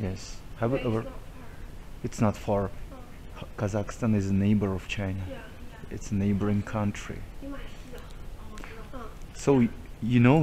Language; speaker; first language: English; non-native, fluent; Russian